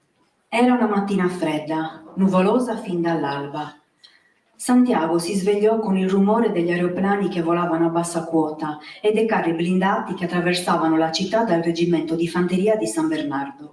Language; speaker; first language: Italian; native; Italian